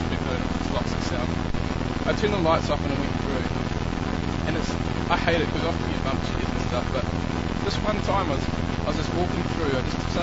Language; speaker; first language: English; native; English